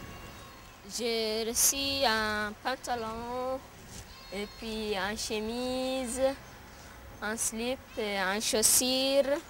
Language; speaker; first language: French; non-native, learner; Arabic